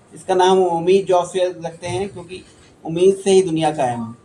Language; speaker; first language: Hindi; non-native, local second language; Punjabi